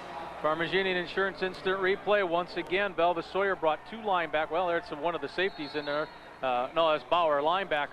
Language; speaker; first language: English; native; English